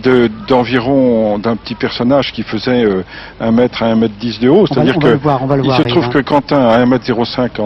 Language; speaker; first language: French; native; French